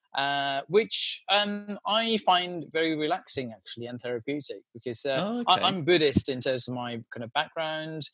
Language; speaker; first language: English; non-native, local second language; Sinhala